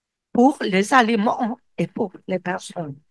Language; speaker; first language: French; non-native, fluent; Spanish